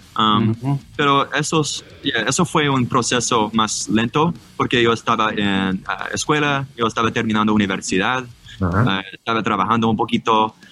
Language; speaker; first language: Spanish; non-native, learner; English